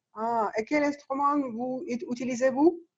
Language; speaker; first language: French; non-native, learner; Russian